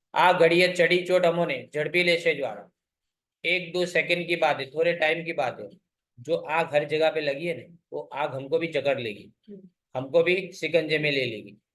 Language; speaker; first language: Hindi; non-native, local second language; Gujarati